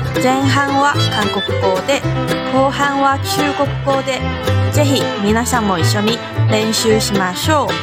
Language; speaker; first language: Japanese; non-native, fluent; Chinese